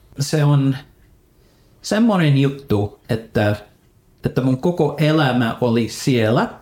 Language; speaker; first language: Finnish; early bilingual, heritage; Finnish